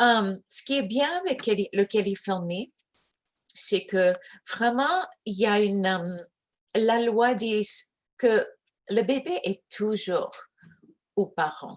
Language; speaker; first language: French; early bilingual, heritage; English